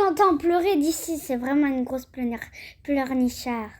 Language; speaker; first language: French; native; French